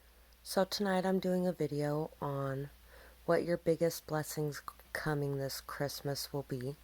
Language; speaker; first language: English; native; English